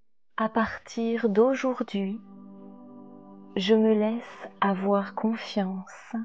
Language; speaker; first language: French; native; French